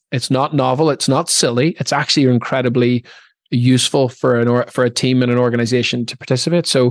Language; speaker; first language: English; native; English